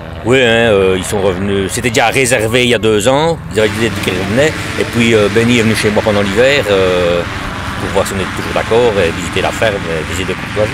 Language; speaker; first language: French; native; French